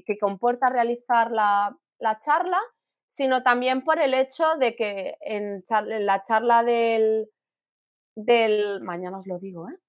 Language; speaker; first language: Spanish; native; Spanish